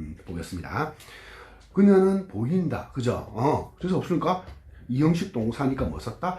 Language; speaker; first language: Korean; native; Korean